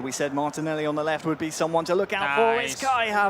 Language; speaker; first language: English; native; English